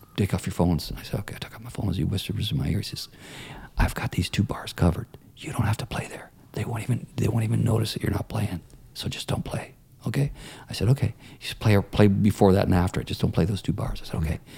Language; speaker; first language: English; native; English